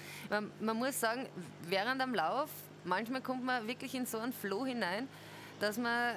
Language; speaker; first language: German; native; German